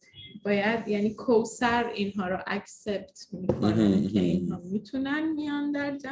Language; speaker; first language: Persian; early bilingual, heritage; Persian